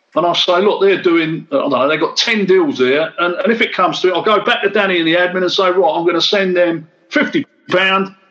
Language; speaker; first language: English; native; English